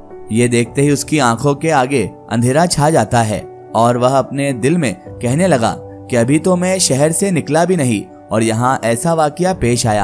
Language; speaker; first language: Hindi; native; Hindi